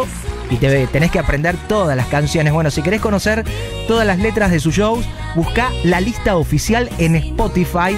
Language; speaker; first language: Spanish; native; Spanish